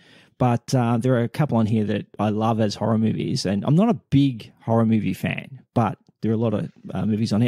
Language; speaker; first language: English; native; English